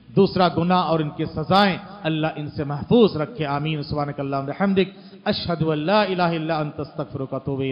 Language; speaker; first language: Hindi; native; Hindi